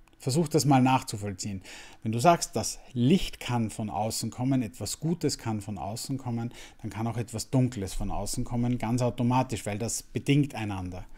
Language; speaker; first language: German; native; German